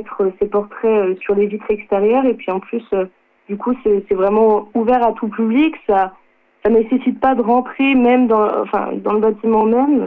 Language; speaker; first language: French; native; French